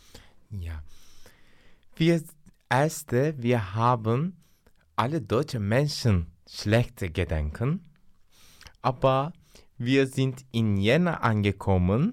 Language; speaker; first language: German; non-native, learner; Turkish